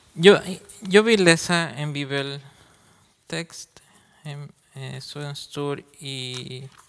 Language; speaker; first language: Spanish; native; Spanish